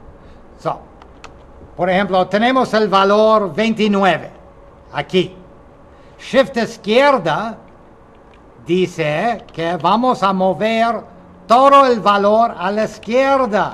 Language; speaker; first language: Spanish; non-native, fluent; English